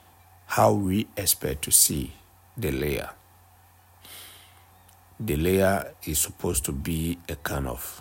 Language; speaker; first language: English; non-native, fluent; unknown